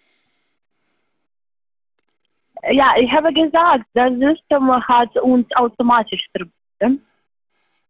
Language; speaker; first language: German; non-native, learner; Estonian